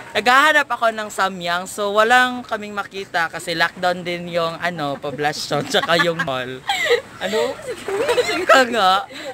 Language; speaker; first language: Filipino; non-native, local second language; Cebuano